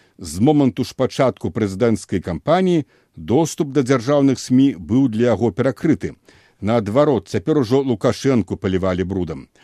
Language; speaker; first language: Belarusian; native; Belarusian